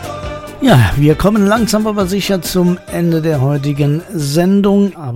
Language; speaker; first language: German; native; German